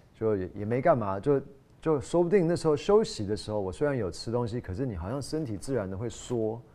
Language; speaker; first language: Chinese; non-native, fluent; English